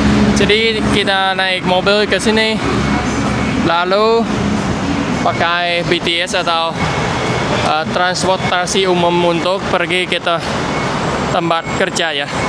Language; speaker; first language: Indonesian; non-native, fluent; Vietnamese